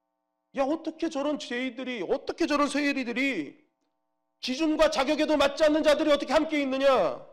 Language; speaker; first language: Korean; native; Korean